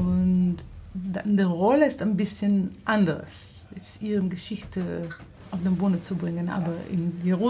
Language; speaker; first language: German; non-native, fluent; Hebrew